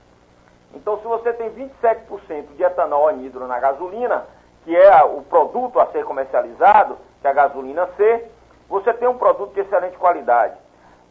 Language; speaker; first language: Portuguese; native; Portuguese